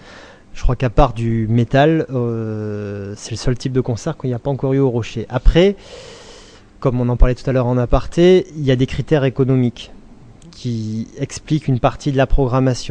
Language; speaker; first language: French; native; French